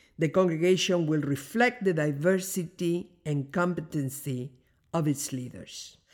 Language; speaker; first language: English; non-native, fluent; Spanish